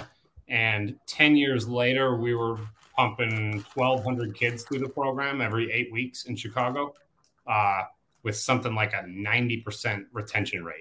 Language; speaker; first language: English; native; English